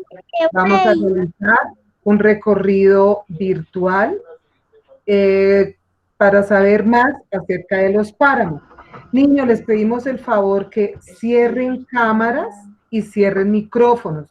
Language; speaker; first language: Spanish; native; Spanish